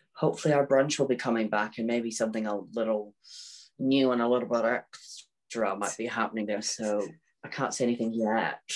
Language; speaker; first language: English; native; English